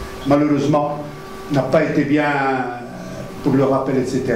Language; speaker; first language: French; non-native, local second language; Arabic